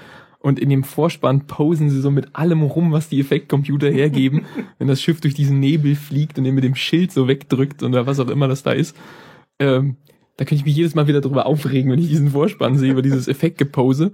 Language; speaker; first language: German; native; German